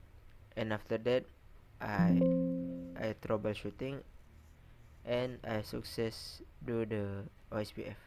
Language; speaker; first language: English; non-native, learner; Indonesian